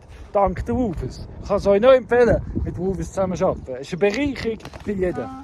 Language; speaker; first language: German; non-native, fluent; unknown